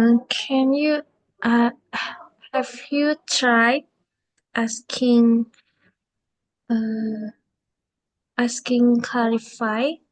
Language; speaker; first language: English; non-native, learner; Indonesian